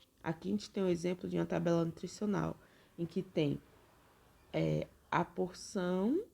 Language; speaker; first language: Portuguese; native; Portuguese